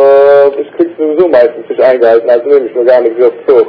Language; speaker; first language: German; native; German